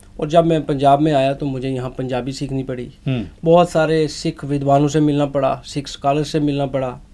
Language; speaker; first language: Urdu; non-native, local second language; Punjabi